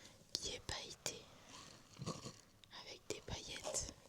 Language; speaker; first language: French; native; French